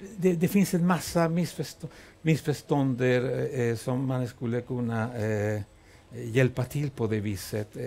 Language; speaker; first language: Swedish; non-native, fluent; Spanish